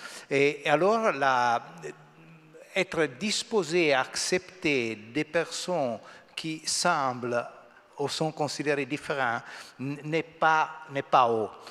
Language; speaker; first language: French; non-native, fluent; Italian